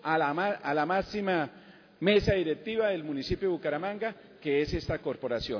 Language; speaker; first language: Spanish; native; Spanish